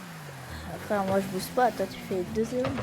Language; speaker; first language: French; native; French